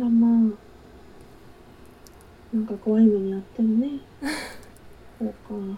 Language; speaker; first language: Japanese; native; Japanese